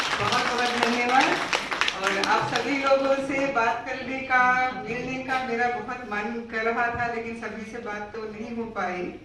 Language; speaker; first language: Hindi; non-native, fluent; Sinhala